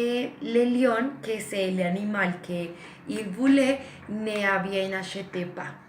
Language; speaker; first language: French; non-native, learner; Spanish